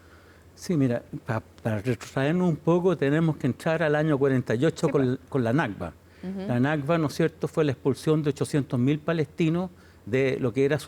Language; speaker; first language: Spanish; native; Spanish